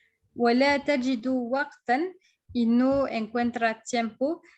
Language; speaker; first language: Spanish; non-native, fluent; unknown